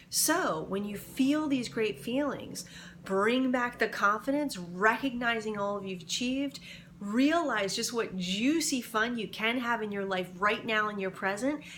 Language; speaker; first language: English; native; English